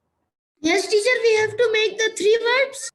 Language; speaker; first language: English; non-native, learner; Urdu